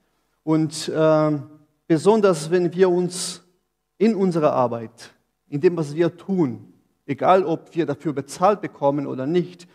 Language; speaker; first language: German; non-native, fluent; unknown